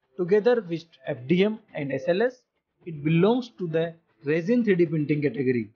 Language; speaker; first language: English; non-native, local second language; Hindi